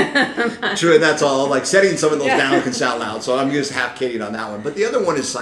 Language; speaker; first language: English; native; English